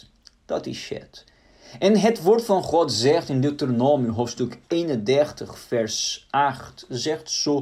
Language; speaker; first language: Dutch; non-native, fluent; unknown